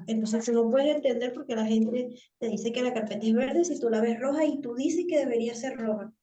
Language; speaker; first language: Spanish; native; Spanish